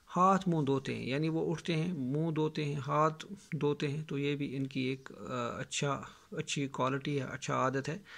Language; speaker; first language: Urdu; non-native, local second language; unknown